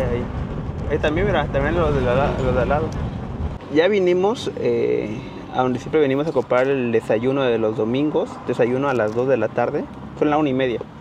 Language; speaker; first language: Spanish; native; Spanish